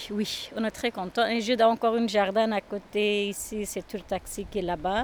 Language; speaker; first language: French; non-native, learner; Turkish